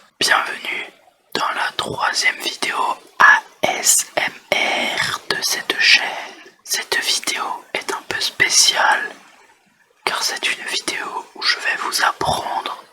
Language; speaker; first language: French; native; French